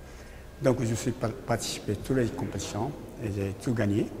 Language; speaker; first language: French; non-native, learner; Japanese